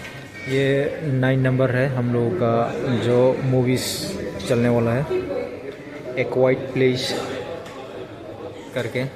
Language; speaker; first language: Hindi; non-native, local second language; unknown